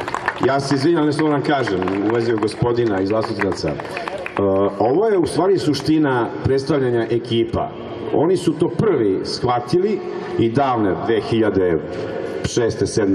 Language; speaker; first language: Bosnian; native; Bosnian